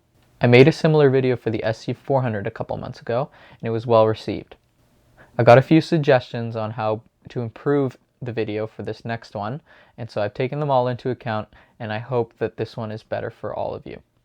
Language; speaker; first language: English; native; English